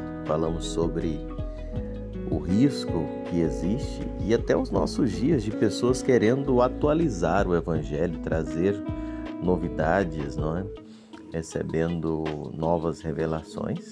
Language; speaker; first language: Portuguese; native; Portuguese